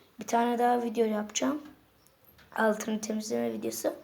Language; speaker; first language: Turkish; native; Turkish